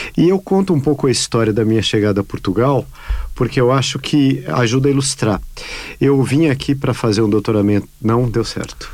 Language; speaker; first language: Portuguese; native; Portuguese